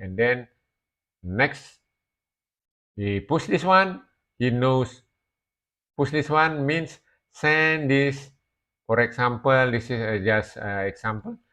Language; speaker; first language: English; non-native, learner; Indonesian